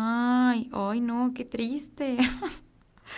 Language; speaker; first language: Spanish; native; Spanish